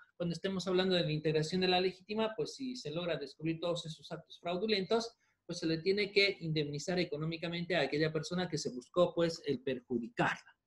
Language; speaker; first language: Spanish; native; Spanish